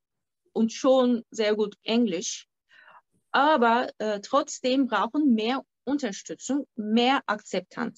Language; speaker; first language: German; non-native, fluent; Turkish